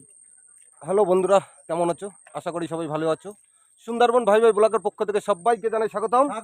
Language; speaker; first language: Bangla; native; Bangla